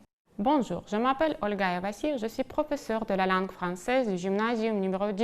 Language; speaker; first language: French; non-native, fluent; Ukrainian